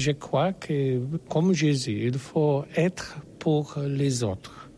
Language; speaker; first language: French; non-native, learner; Polish